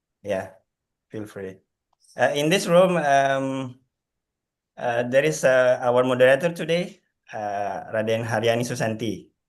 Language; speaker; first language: English; non-native, fluent; Indonesian